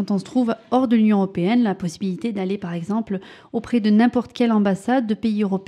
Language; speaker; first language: French; native; French